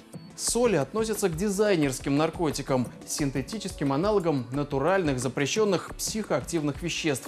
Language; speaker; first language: Russian; native; Russian